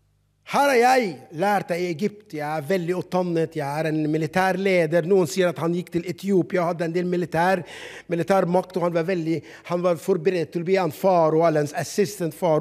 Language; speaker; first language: Norwegian; non-native, fluent; Arabic